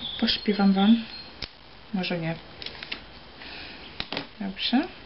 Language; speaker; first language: Polish; early bilingual, heritage; Polish